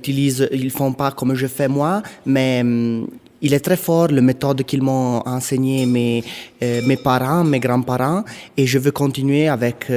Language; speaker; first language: French; non-native, local second language; Italian